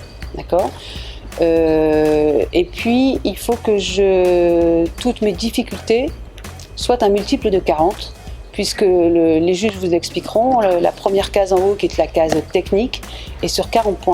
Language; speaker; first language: French; native; French